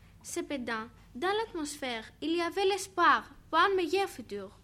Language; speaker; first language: French; non-native, learner; Greek